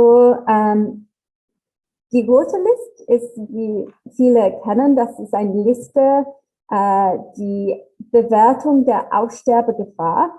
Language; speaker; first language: German; non-native, learner; English